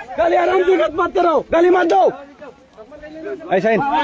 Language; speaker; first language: Hindi; non-native, learner; Bangla